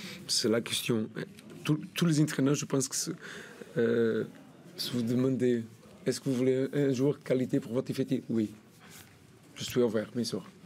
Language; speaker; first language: French; non-native, learner; Portuguese